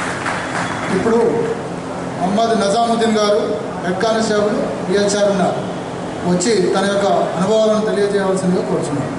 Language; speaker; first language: Telugu; native; Telugu